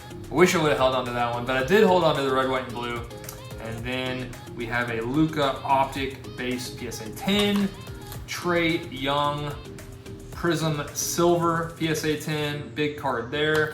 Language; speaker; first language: English; native; English